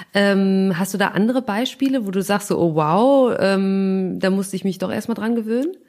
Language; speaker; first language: German; native; German